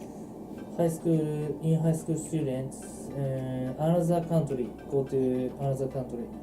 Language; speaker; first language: English; non-native, learner; Japanese